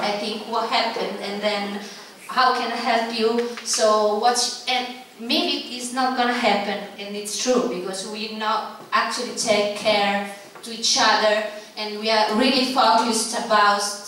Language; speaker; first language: English; non-native, fluent; Italian